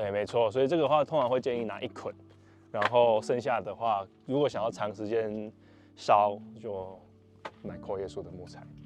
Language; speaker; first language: Chinese; native; Chinese